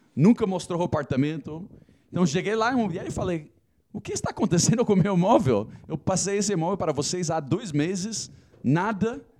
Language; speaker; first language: Portuguese; non-native, fluent; English